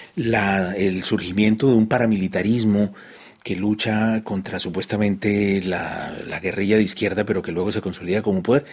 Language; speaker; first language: Spanish; native; Spanish